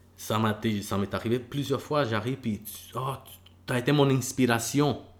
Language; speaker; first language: French; early bilingual, other home language; Spanish